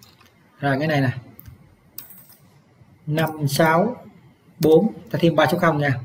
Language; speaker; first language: Vietnamese; native; Vietnamese